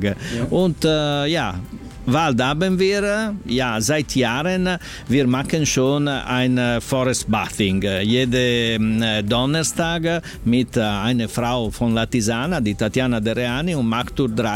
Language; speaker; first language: German; non-native, learner; Italian